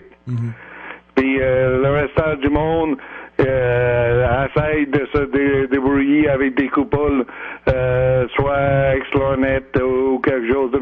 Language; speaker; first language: French; native; French